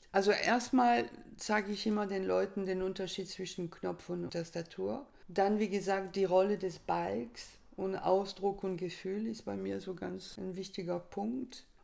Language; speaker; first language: German; non-native, fluent; French